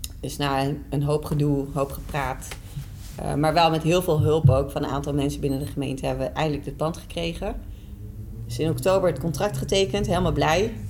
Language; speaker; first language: Dutch; early bilingual, other home language; Persian